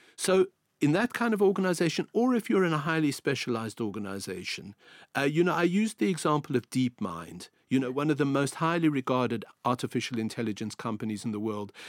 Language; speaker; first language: English; native; English